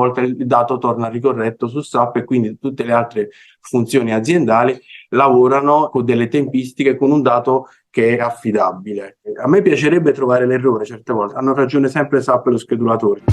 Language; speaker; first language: Italian; native; Italian